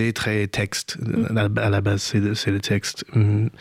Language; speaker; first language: French; non-native, fluent; English